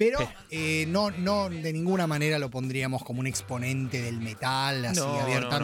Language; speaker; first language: Spanish; native; Spanish